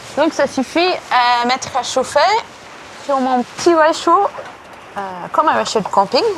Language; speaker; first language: French; non-native, fluent; English